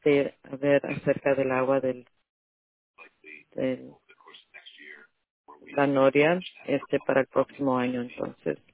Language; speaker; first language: Spanish; early bilingual, heritage; Spanish